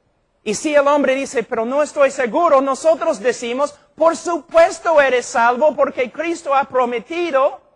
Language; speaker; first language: Spanish; non-native, fluent; English